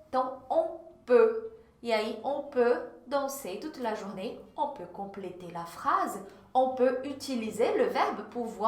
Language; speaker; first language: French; non-native, fluent; Portuguese